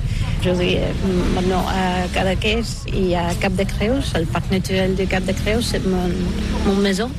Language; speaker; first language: French; non-native, learner; Bulgarian